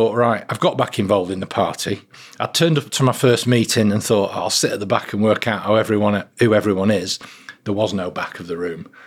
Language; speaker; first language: English; native; English